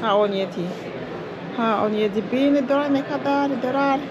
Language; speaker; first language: Turkish; non-native, learner; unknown